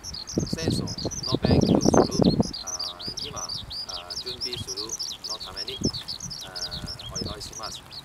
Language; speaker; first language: Japanese; non-native, learner; Chinese